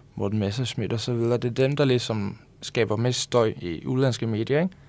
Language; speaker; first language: Danish; non-native, local second language; Faroese